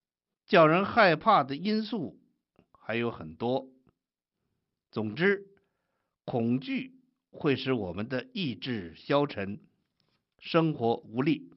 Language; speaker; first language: Chinese; native; Chinese